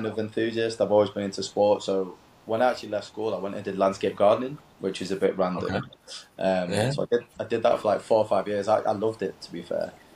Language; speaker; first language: English; native; English